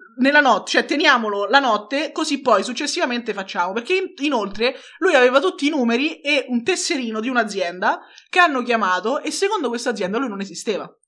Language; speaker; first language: Italian; native; Italian